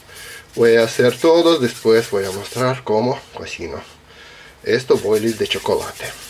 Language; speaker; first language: Spanish; non-native, learner; Russian